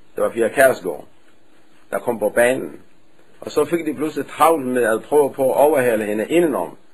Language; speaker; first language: Danish; non-native, fluent; Somali